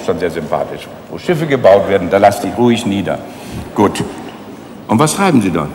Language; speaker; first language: German; native; German